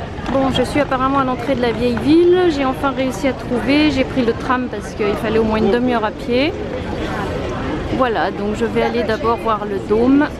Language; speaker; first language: French; native; French